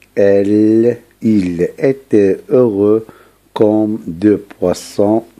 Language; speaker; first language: French; non-native, local second language; Arabic